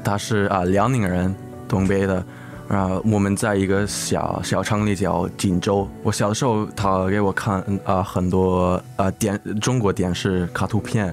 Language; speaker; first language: Chinese; early bilingual, heritage; English